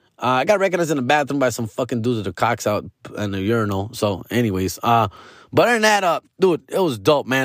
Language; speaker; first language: English; early bilingual, other home language; Spanish